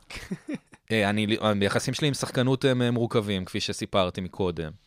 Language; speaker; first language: Hebrew; native; Hebrew